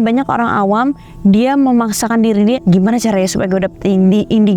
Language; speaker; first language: Indonesian; native; Indonesian